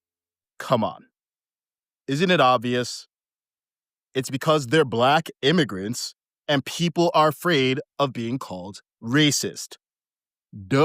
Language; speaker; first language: English; early bilingual, other home language; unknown